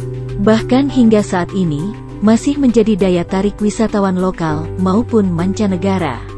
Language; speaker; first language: Indonesian; native; Indonesian